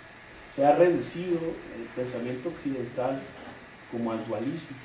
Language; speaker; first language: Spanish; native; Spanish